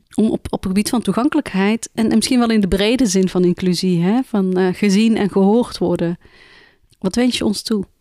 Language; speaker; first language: Dutch; early bilingual, other home language; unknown